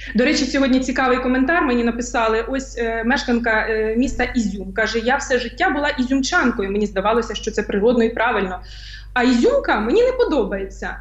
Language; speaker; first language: Ukrainian; native; Ukrainian